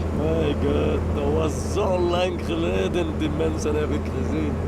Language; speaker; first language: Dutch; non-native, learner; Chechen